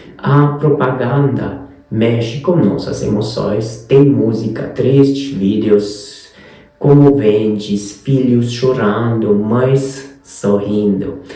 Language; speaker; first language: Portuguese; non-native, fluent; Hungarian